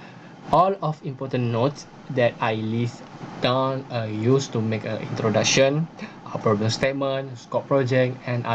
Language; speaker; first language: English; non-native, learner; Malay